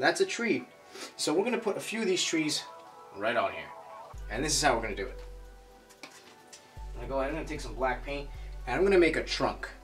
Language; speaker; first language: English; native; English